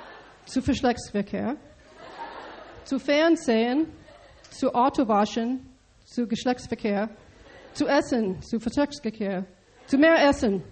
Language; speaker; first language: German; non-native, learner; English